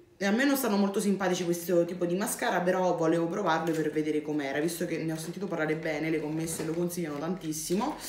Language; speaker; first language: Italian; native; Italian